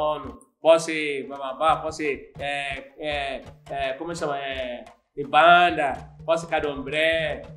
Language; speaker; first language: Portuguese; non-native, learner; Yoruba